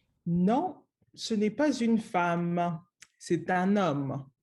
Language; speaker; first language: French; non-native, learner; English